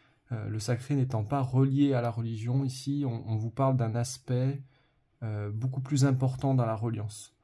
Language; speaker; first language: French; native; French